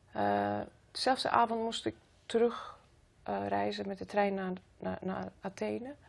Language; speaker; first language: Dutch; non-native, fluent; Greek